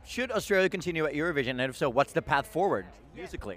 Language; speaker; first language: English; non-native, fluent; Dutch